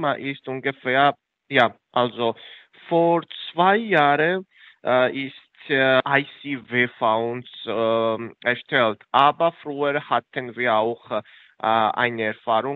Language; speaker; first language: German; non-native, fluent; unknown